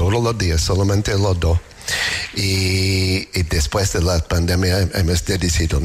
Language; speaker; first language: Spanish; non-native, learner; English